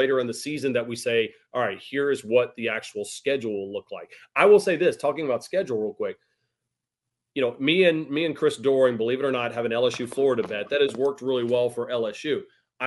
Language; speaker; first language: English; native; English